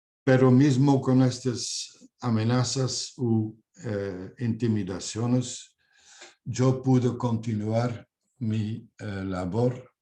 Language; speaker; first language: Spanish; non-native, fluent; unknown